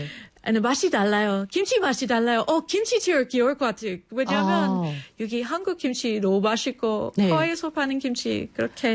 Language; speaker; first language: Korean; non-native, fluent; English